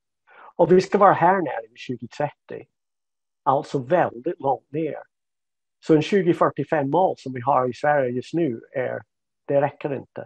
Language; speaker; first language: Swedish; non-native, fluent; English